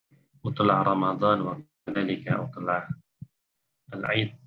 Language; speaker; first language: Arabic; non-native, fluent; Indonesian